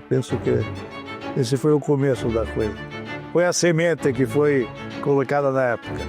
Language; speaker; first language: Portuguese; non-native, fluent; Italian